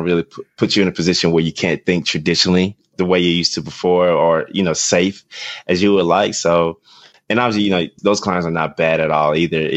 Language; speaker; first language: English; native; English